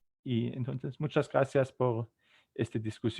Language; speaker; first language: Spanish; non-native, fluent; German